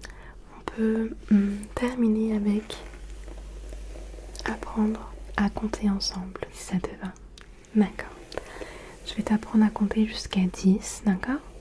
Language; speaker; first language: French; early bilingual, other home language; Turkish